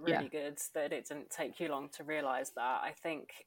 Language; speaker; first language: English; native; English